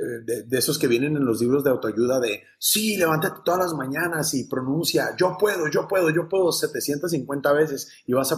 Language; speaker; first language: Spanish; native; Spanish